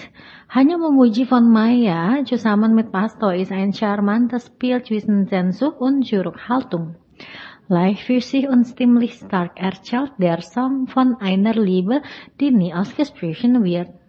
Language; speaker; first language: German; non-native, fluent; Indonesian